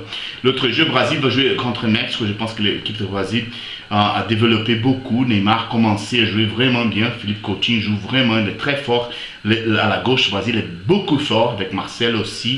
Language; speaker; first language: French; non-native, fluent; Portuguese